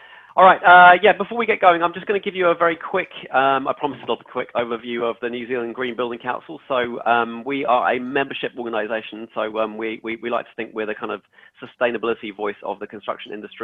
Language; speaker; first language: English; native; English